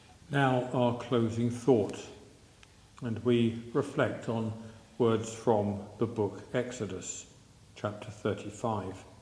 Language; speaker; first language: English; native; English